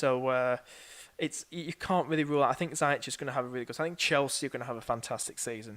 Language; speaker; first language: English; native; English